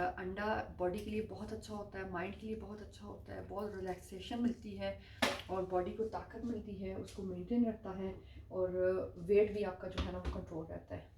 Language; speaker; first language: Urdu; non-native, local second language; Punjabi